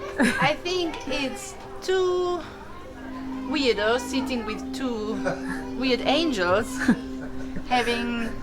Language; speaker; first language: English; non-native, fluent; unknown